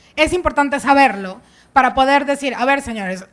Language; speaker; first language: Spanish; native; Spanish